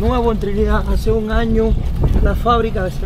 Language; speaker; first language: Spanish; native; Spanish